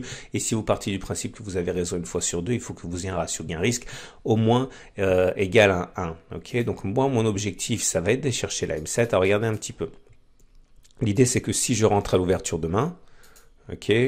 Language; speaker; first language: French; native; French